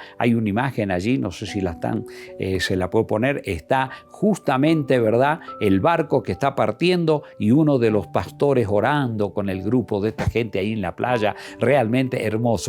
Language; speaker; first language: Spanish; native; Spanish